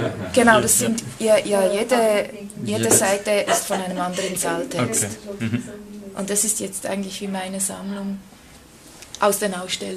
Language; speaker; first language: German; non-native, fluent; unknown